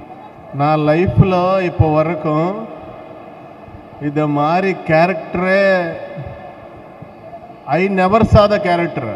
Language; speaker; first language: Tamil; non-native, learner; Telugu